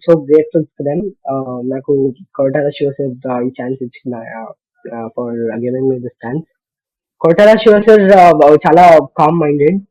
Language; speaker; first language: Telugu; non-native, learner; Kannada